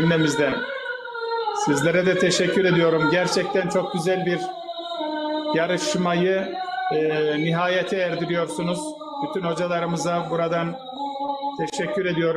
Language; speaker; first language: Turkish; native; Turkish